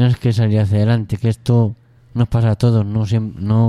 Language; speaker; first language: Spanish; native; Spanish